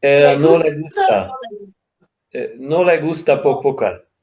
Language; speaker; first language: Spanish; non-native, learner; English